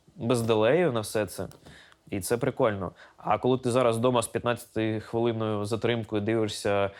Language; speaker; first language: Ukrainian; non-native, local second language; Russian